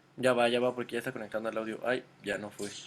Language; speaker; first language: Spanish; native; Spanish